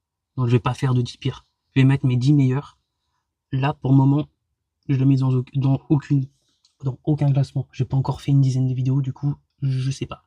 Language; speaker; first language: French; native; French